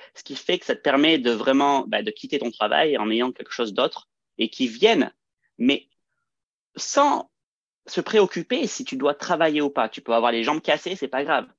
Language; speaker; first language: French; early bilingual, heritage; French